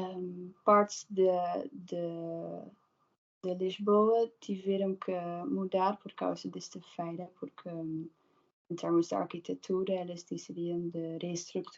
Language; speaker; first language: Portuguese; non-native, learner; Dutch